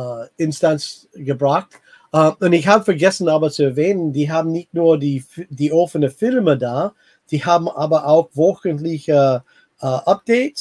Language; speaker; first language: German; non-native, fluent; English